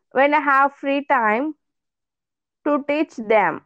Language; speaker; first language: English; non-native, local second language; Telugu